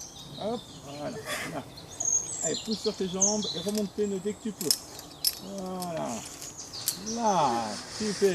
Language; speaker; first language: French; native; French